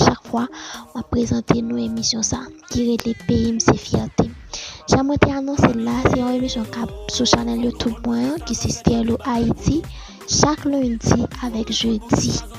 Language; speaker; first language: French; non-native, learner; Haitian Creole